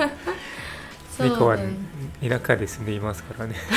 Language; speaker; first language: Japanese; non-native, learner; English